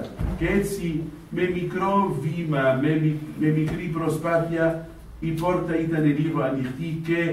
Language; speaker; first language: Greek; non-native, fluent; Arabic